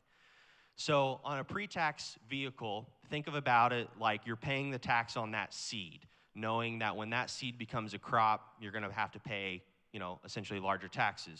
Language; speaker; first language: English; native; English